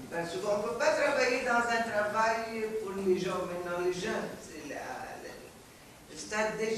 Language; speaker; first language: French; non-native, fluent; Arabic